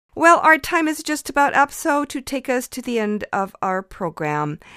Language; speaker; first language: English; early bilingual, other home language; Ukrainian